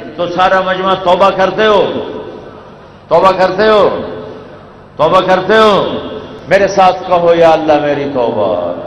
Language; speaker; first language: Urdu; non-native, local second language; Punjabi